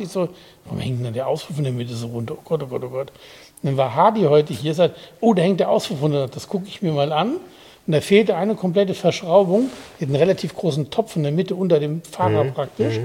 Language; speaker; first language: German; native; German